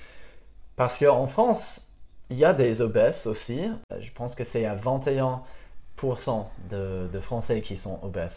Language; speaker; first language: French; non-native, fluent; English